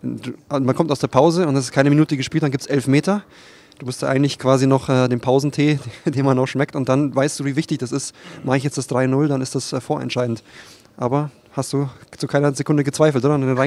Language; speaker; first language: German; native; German